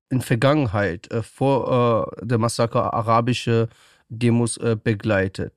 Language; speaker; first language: German; early bilingual, other home language; Persian